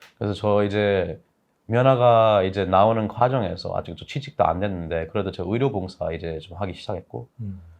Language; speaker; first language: Korean; non-native, fluent; Persian